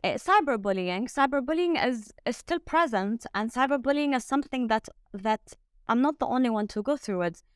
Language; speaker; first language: English; early bilingual, other home language; French